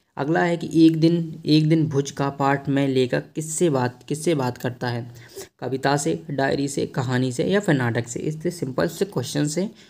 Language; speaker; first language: Hindi; native; Hindi